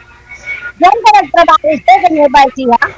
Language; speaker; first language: Filipino; non-native, local second language; Cebuano